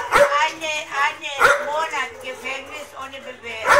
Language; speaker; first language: German; non-native, learner; Greek